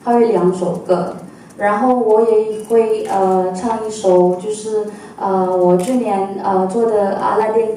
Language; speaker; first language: Chinese; non-native, local second language; Malay